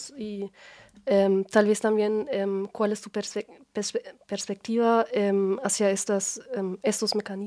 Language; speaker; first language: Spanish; non-native, learner; German